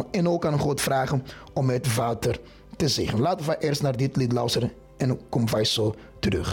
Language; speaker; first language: Dutch; non-native, fluent; Portuguese